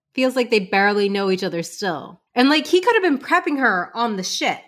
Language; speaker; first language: English; early bilingual, other home language; Hindi